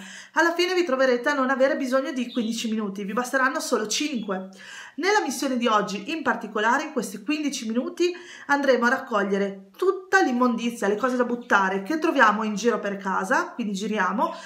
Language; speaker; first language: Italian; native; Italian